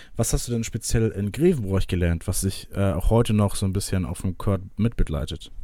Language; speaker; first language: German; native; German